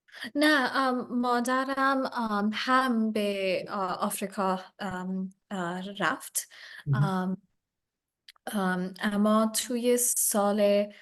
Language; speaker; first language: Persian; non-native, learner; English